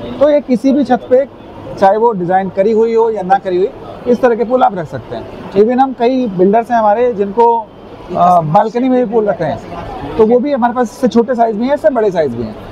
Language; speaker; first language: Hindi; native; Hindi